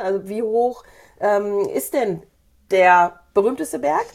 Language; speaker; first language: German; native; German